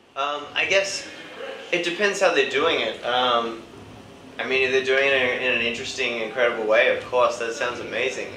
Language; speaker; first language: English; native; English